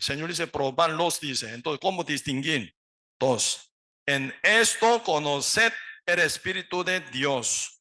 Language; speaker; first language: Spanish; non-native, learner; Korean